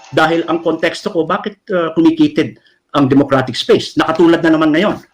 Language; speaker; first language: Filipino; non-native, local second language; Iloko